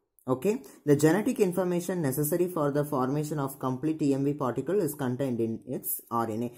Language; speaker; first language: English; non-native, local second language; Tamil